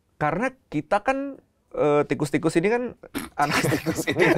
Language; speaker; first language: Indonesian; native; Indonesian